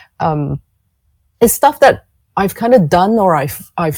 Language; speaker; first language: English; non-native, local second language; Cantonese